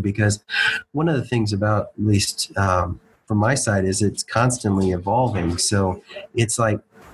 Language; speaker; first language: English; native; English